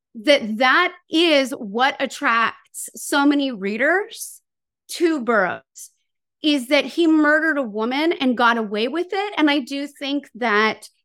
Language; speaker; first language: English; native; English